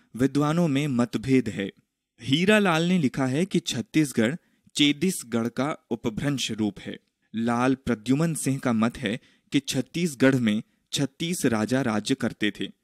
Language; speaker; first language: Hindi; native; Hindi